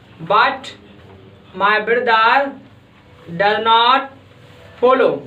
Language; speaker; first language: English; non-native, fluent; Hindi